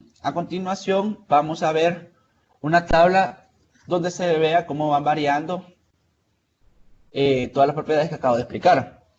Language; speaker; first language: Spanish; native; Spanish